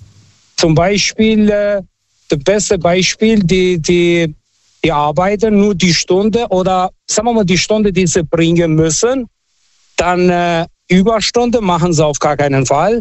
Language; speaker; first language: German; non-native, fluent; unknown